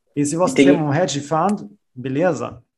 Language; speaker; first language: Portuguese; non-native, fluent; German